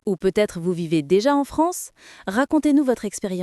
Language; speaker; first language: French; non-native, fluent; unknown